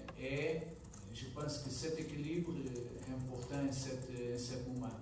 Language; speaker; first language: French; non-native, fluent; Portuguese